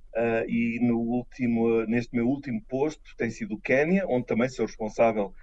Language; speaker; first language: Portuguese; native; Portuguese